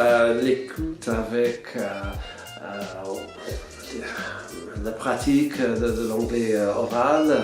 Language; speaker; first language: French; non-native, fluent; English